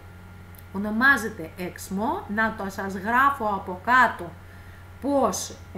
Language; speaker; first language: Greek; non-native, fluent; Russian